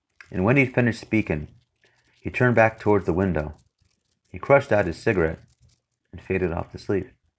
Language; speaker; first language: English; native; English